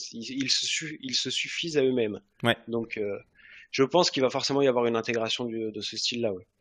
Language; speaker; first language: French; native; French